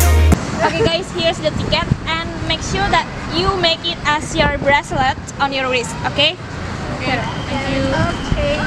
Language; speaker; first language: English; non-native, learner; Indonesian